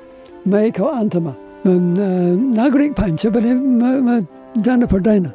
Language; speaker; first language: Nepali; non-native, learner; English